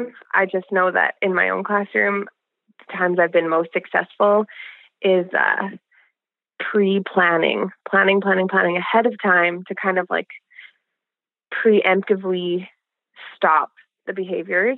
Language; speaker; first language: English; native; English